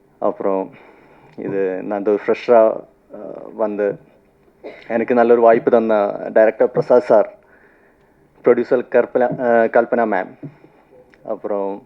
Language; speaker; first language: Tamil; non-native, learner; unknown